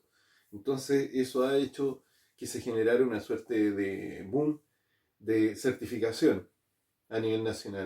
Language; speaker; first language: Spanish; native; Spanish